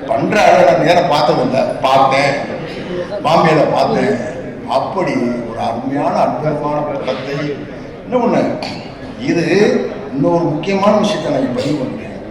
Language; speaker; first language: Tamil; native; Tamil